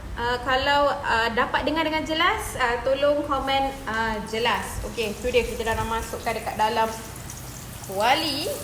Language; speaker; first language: Malay; native; Malay